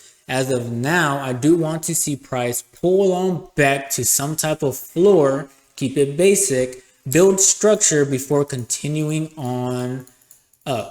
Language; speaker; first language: English; native; English